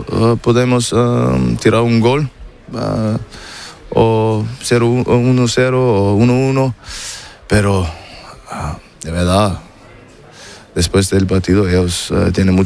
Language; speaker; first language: Spanish; non-native, learner; German